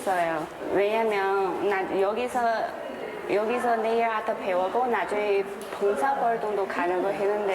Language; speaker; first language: Korean; non-native, learner; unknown